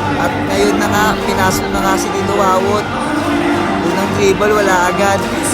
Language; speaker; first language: Filipino; native; Filipino